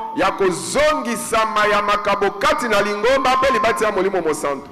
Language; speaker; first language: Lingala; native; Lingala